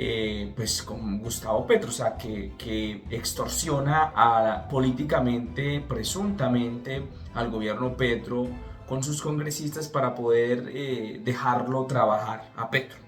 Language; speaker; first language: Spanish; native; Spanish